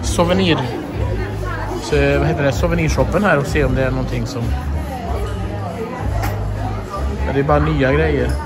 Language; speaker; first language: Swedish; native; Swedish